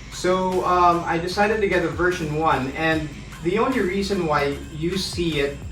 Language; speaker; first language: English; non-native, local second language; Filipino